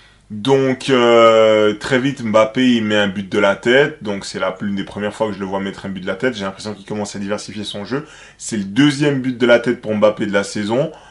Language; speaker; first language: French; native; French